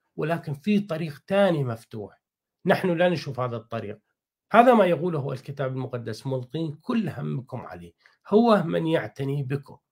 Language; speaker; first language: Arabic; non-native, fluent; Persian